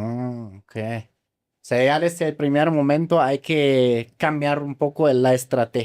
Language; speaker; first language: Spanish; non-native, fluent; German